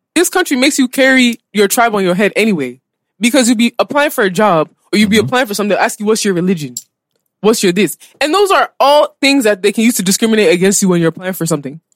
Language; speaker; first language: English; native; English